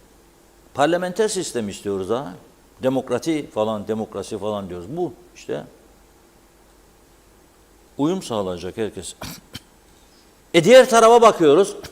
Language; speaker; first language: Turkish; native; Turkish